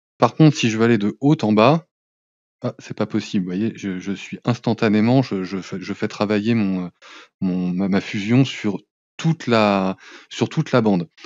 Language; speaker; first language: French; native; French